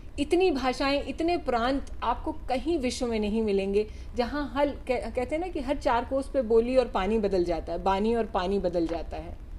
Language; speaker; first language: Hindi; native; Hindi